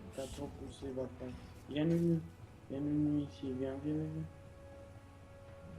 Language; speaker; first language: French; non-native, fluent; Portuguese